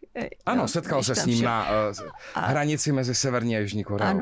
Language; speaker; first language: Czech; native; Czech